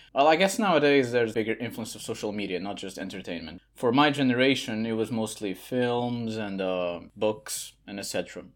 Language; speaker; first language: English; non-native, fluent; Portuguese